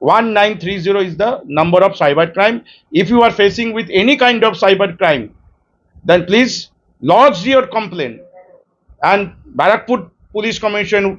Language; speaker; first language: English; non-native, local second language; Bangla